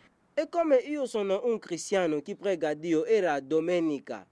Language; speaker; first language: Italian; non-native, learner; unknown